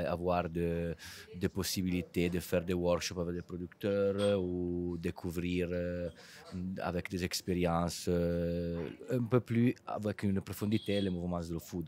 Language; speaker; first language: French; non-native, fluent; Italian